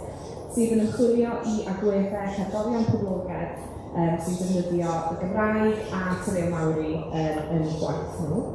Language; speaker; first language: Welsh; native; Welsh